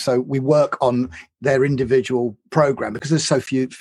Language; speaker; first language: English; native; English